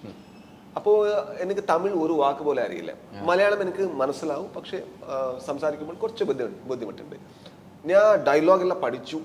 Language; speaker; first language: Malayalam; non-native, learner; Kannada